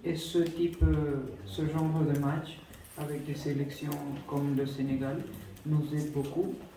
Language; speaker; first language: French; non-native, fluent; Spanish